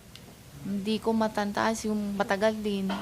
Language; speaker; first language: Filipino; non-native, local second language; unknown